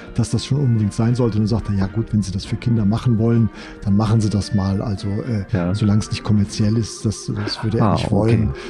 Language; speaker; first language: German; native; German